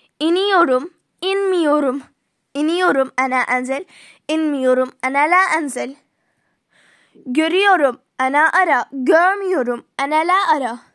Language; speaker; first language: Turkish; non-native, fluent; Arabic